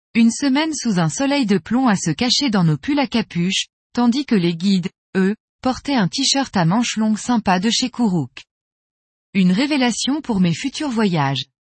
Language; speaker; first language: French; native; French